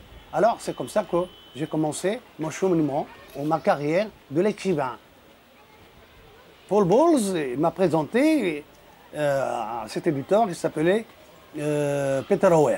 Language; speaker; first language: French; non-native, local second language; Arabic